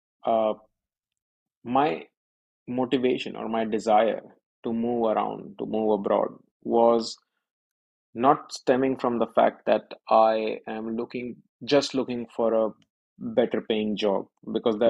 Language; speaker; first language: English; non-native, local second language; Hindi